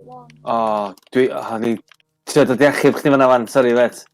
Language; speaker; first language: Welsh; native; Welsh